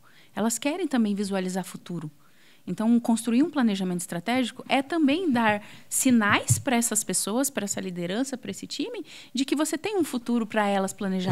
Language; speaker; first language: Portuguese; native; Portuguese